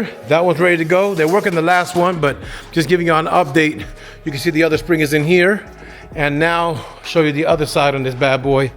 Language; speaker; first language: English; native; English